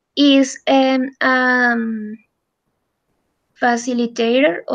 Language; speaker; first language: English; non-native, learner; Spanish